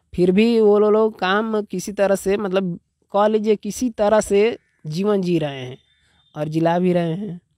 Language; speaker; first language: Hindi; native; Hindi